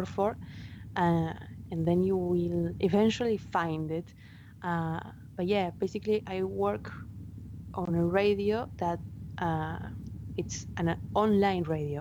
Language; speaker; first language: English; non-native, fluent; Spanish